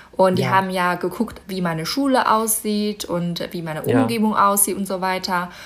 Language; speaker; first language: German; non-native, fluent; Chinese